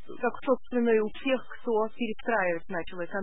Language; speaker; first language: Russian; native; Russian